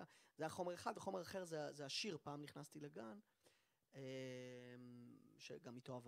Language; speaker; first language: Hebrew; native; Hebrew